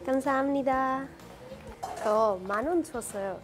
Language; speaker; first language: Korean; non-native, learner; Spanish